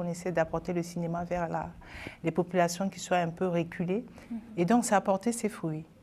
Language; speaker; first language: French; non-native, local second language; Sango